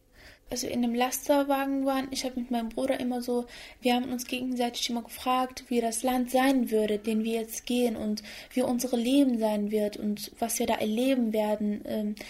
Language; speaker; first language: German; early bilingual, other home language; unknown